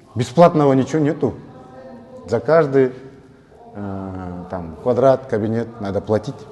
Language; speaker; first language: Russian; non-native, local second language; Kazakh